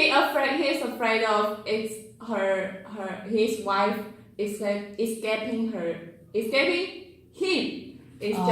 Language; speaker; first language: English; non-native, learner; Chinese